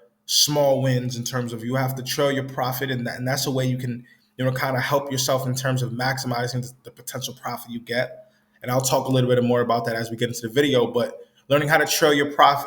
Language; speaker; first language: English; native; English